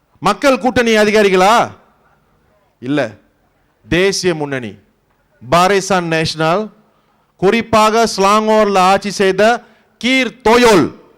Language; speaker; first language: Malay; non-native, local second language; Tamil